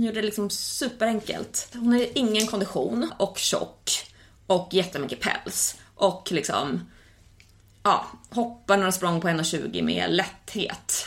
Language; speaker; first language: Swedish; native; Swedish